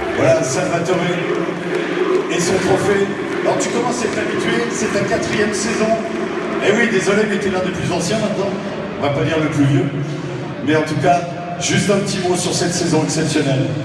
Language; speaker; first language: French; native; French